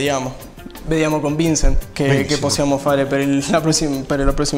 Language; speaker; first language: Italian; non-native, learner; Spanish